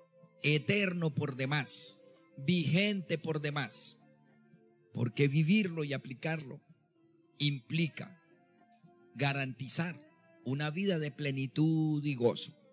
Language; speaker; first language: Spanish; native; Spanish